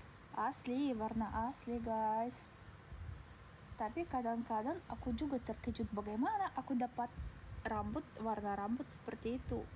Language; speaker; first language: Indonesian; non-native, learner; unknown